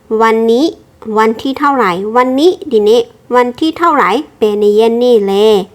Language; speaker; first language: Thai; non-native, fluent; Burmese